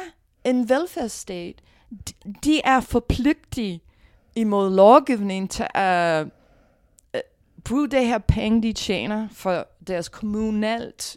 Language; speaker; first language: Danish; non-native, fluent; English